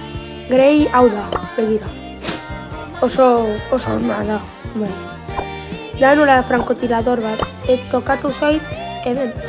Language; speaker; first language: Basque; non-native, local second language; Spanish